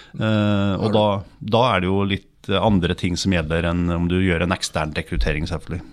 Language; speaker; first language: Norwegian; native; Norwegian